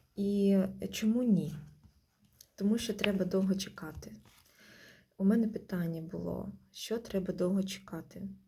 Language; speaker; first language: Ukrainian; non-native, local second language; Russian